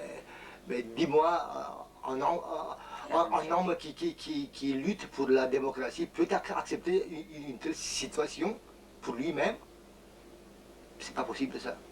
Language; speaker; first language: French; non-native, fluent; Romanian